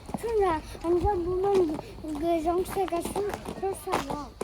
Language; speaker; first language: Korean; early bilingual, heritage; Korean